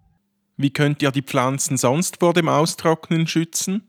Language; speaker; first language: German; native; German